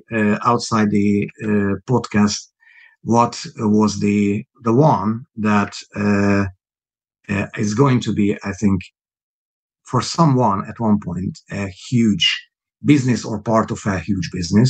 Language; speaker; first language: English; non-native, fluent; Hungarian